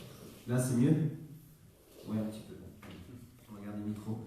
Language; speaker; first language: French; native; French